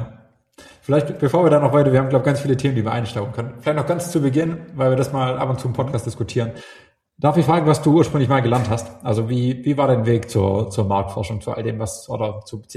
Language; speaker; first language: German; native; German